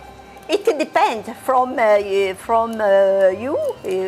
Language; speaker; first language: English; non-native, fluent; Italian